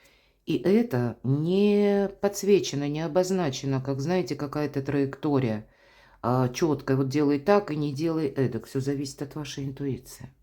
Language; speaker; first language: Russian; native; Russian